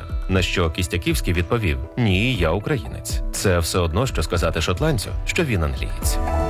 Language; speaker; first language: Ukrainian; native; Ukrainian